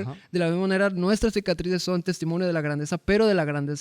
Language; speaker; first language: Spanish; native; Spanish